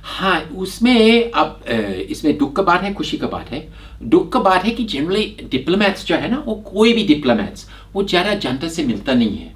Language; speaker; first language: Hindi; non-native, fluent; English